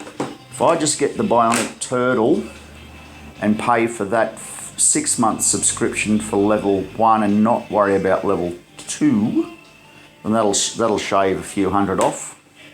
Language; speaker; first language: English; native; English